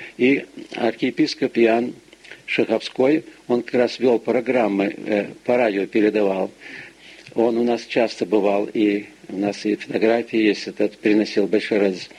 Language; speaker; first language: Russian; early bilingual, heritage; Russian